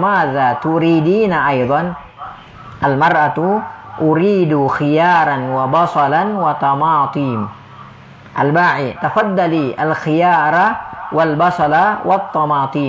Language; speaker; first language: Arabic; non-native, fluent; Indonesian